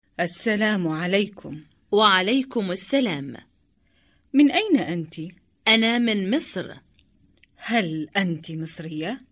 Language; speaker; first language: Arabic; non-native, learner; Indonesian